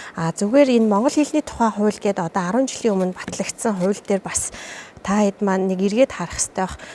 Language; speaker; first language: Mongolian; native; Mongolian